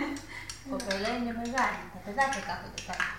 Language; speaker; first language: Greek; native; Greek